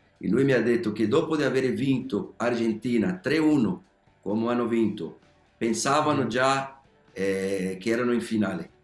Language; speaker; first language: Italian; non-native, learner; Spanish